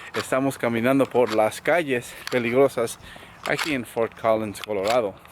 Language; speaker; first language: Spanish; non-native, learner; English